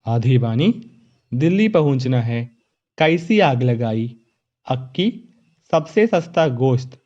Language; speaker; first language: Hindi; non-native, local second language; Malayalam